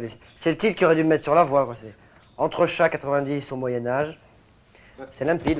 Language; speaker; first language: French; native; French